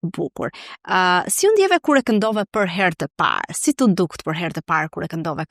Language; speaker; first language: Albanian; native; Albanian